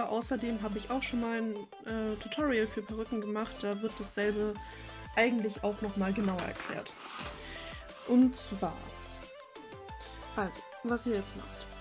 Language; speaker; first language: German; native; German